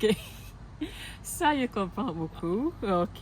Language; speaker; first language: French; non-native, learner; Akan